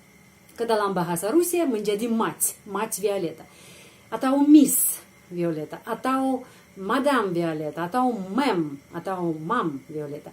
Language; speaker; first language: Indonesian; non-native, fluent; Russian